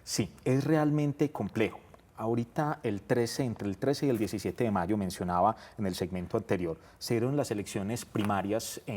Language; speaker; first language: Spanish; native; Spanish